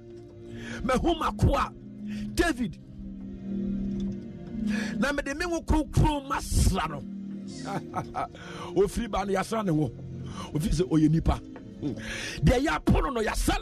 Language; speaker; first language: English; non-native, local second language; Akan